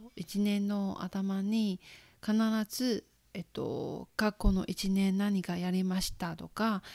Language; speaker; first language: Japanese; non-native, fluent; Chinese